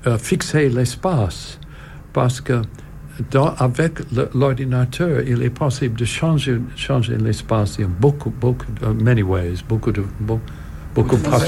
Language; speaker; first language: French; non-native, learner; English